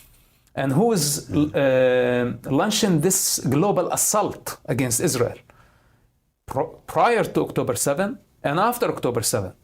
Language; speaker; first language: English; non-native, fluent; Arabic